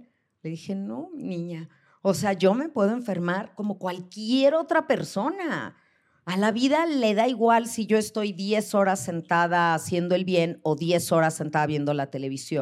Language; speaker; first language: Spanish; native; Spanish